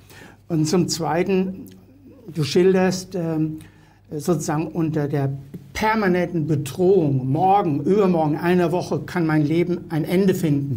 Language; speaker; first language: German; native; German